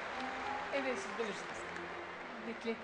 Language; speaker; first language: Turkish; native; Turkish